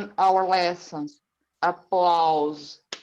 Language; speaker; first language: English; non-native, learner; Portuguese